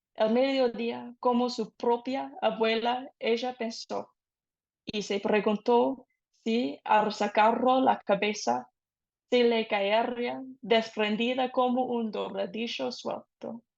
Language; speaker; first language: Spanish; non-native, fluent; English